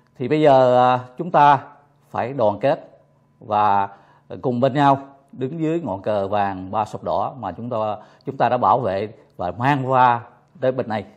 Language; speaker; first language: Vietnamese; native; Vietnamese